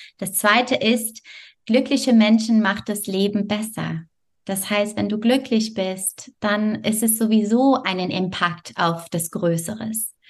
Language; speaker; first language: German; non-native, fluent; French